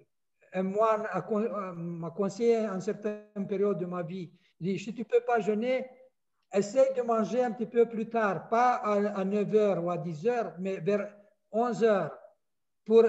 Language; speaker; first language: French; non-native, fluent; Romanian